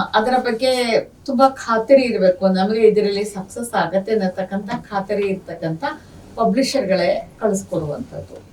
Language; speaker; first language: Kannada; non-native, local second language; Urdu